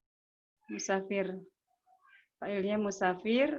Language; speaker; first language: Arabic; non-native, learner; Indonesian